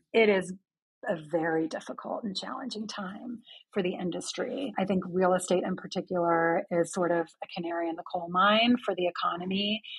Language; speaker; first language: English; early bilingual, other home language; Greek